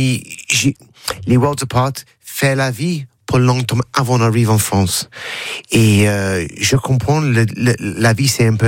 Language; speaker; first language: French; non-native, learner; English